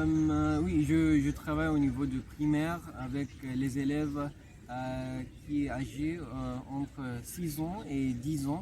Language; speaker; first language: French; non-native, fluent; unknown